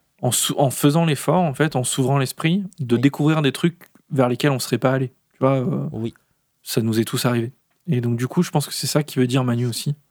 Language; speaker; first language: French; native; French